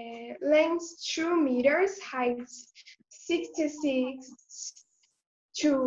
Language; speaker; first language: English; non-native, learner; Portuguese